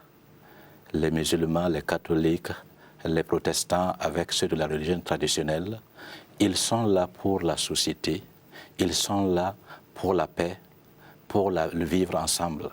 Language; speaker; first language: French; non-native, local second language; Mossi